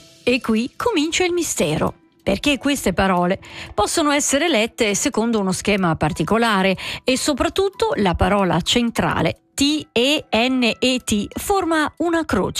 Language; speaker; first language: Italian; native; Italian